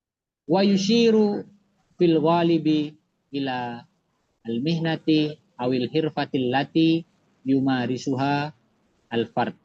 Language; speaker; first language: Arabic; non-native, fluent; Indonesian